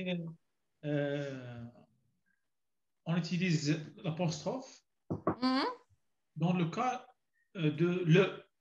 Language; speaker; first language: French; non-native, learner; Arabic